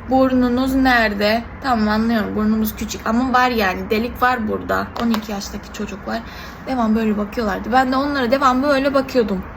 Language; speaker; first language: Turkish; early bilingual, other home language; Korean